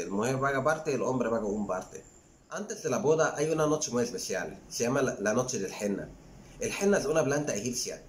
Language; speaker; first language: Spanish; non-native, fluent; Arabic